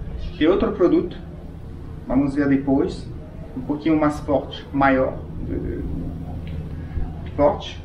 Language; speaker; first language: Portuguese; non-native, fluent; French